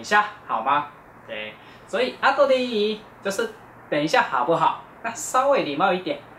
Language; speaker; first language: Chinese; non-native, fluent; Japanese